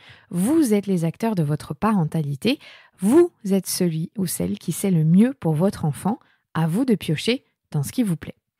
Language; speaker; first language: French; native; French